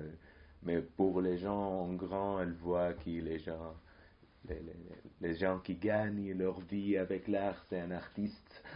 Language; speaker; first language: French; non-native, fluent; Arabic